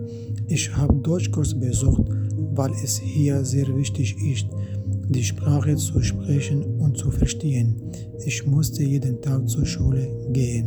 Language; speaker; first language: German; non-native, fluent; Arabic